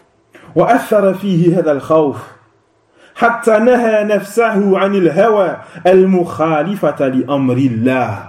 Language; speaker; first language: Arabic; non-native, fluent; French